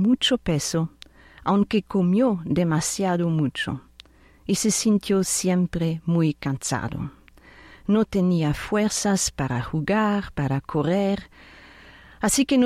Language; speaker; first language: Spanish; non-native, fluent; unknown